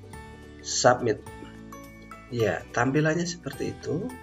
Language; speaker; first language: Indonesian; native; Indonesian